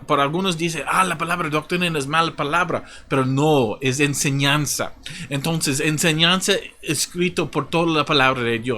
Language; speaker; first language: Spanish; non-native, fluent; English